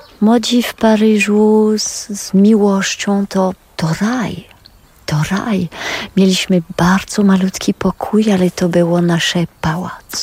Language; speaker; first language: Polish; non-native, learner; French